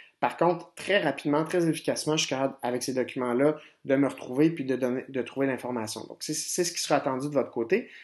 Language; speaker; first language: French; native; French